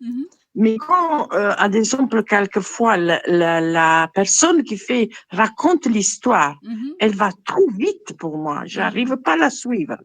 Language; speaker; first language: French; non-native, fluent; Italian